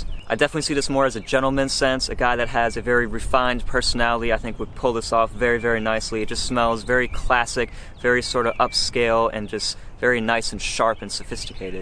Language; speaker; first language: English; native; English